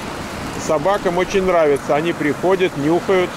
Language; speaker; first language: Russian; native; Russian